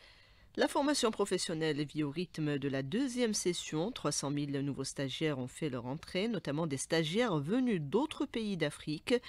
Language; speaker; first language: French; non-native, local second language; Arabic